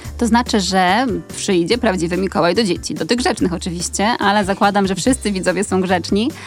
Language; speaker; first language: Polish; native; Polish